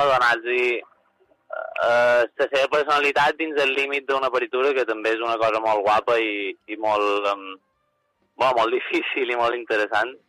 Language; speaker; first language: Catalan; native; Catalan